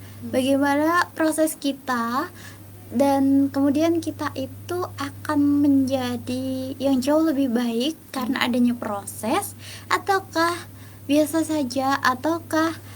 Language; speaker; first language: Indonesian; native; Indonesian